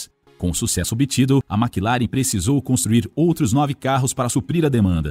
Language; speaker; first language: Portuguese; native; Portuguese